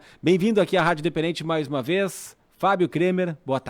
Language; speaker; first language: Portuguese; native; Portuguese